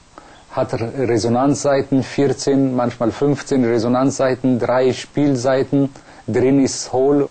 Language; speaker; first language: German; non-native, fluent; Persian